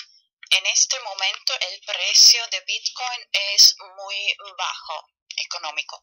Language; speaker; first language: Spanish; non-native, fluent; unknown